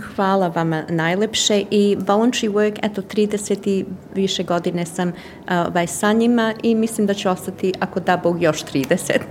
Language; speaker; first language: Croatian; early bilingual, heritage; Serbian